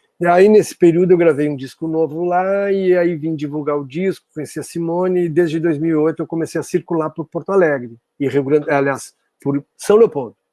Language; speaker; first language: Portuguese; native; Portuguese